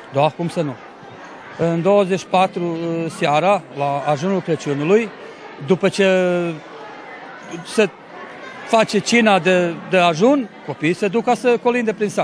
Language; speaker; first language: Romanian; early bilingual, heritage; Romanian